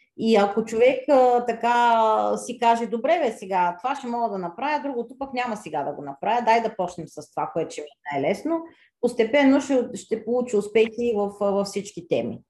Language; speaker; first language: Bulgarian; native; Bulgarian